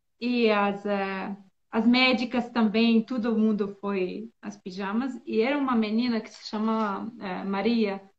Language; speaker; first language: Portuguese; non-native, learner; Bosnian